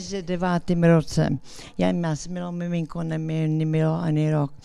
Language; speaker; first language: Czech; early bilingual, heritage; English